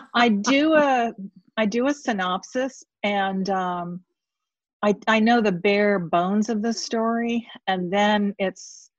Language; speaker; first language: English; native; English